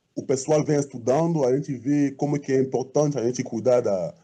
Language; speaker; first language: Portuguese; non-native, fluent; French